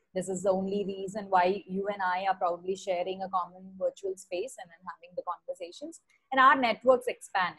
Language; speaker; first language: English; non-native, local second language; Tamil